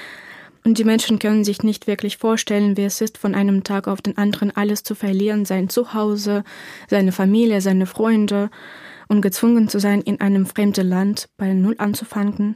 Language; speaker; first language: German; non-native, fluent; Ukrainian